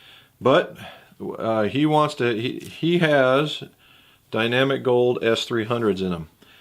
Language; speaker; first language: English; native; English